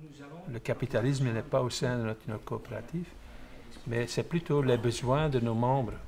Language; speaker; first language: French; non-native, fluent; Dutch